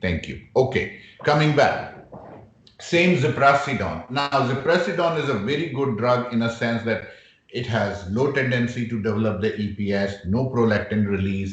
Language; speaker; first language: English; non-native, local second language; Urdu